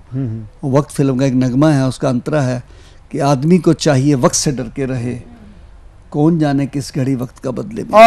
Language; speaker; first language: Hindi; native; Hindi